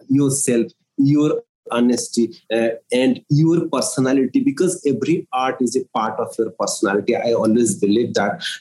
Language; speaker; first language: English; non-native, local second language; Odia